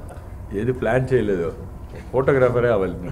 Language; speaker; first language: Telugu; non-native, learner; Tamil